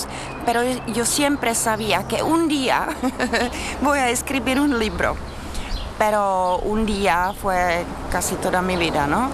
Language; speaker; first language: Spanish; non-native, learner; Czech